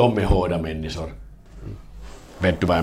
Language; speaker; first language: Swedish; non-native, learner; Finnish